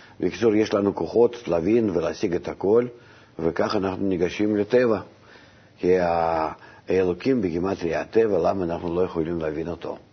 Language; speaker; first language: Hebrew; non-native, fluent; Russian